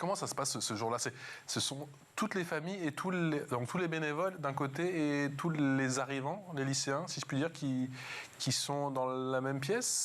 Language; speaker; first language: French; native; French